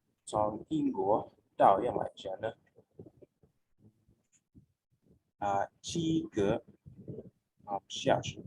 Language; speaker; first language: Chinese; non-native, learner; English